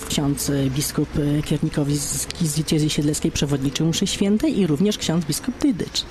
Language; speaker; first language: Polish; native; Polish